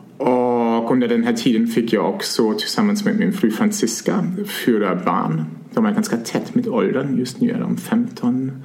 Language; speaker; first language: Swedish; non-native, fluent; German